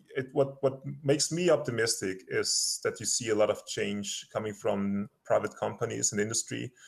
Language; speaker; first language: English; non-native, fluent; German